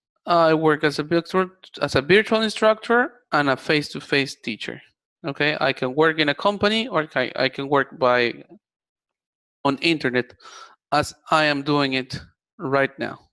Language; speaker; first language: English; non-native, fluent; Spanish